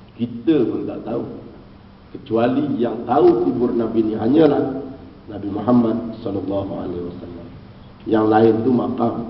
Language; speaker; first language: Malay; native; Malay